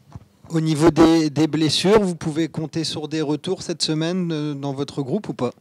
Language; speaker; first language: French; native; French